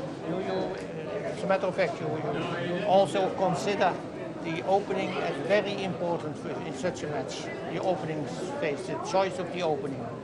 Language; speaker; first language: English; non-native, fluent; Dutch